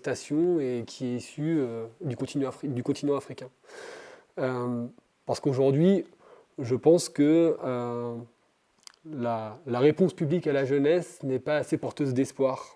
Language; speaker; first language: French; native; French